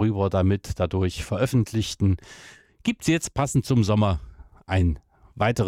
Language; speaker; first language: German; native; German